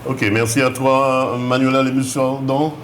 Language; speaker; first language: French; native; French